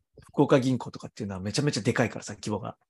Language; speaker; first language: Japanese; native; Japanese